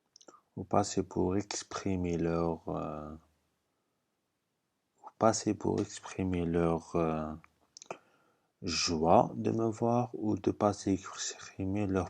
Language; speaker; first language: French; non-native, fluent; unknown